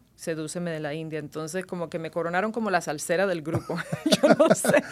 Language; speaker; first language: Spanish; native; Spanish